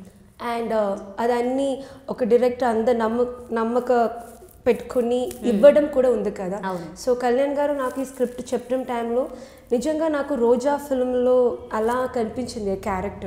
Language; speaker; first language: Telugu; non-native, learner; Malayalam